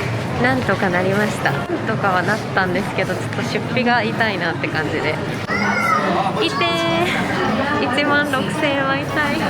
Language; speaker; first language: Japanese; native; Japanese